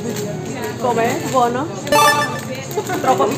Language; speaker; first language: Italian; non-native, learner; Indonesian